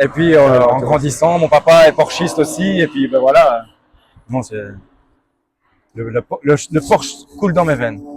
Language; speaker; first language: French; native; French